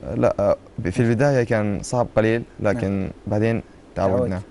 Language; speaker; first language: Arabic; non-native, learner; Uzbek